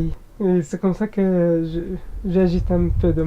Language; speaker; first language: French; non-native, learner; Arabic